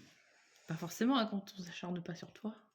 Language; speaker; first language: French; native; French